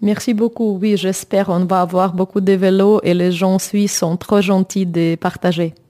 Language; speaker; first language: French; non-native, learner; Ukrainian